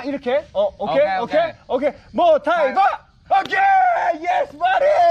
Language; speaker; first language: English; non-native, learner; Korean